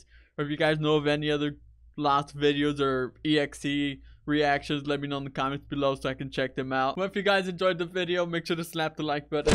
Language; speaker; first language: English; native; English